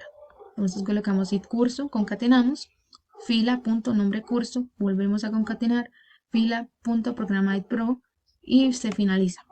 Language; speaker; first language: Spanish; native; Spanish